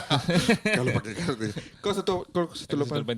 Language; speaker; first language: Malay; native; Malay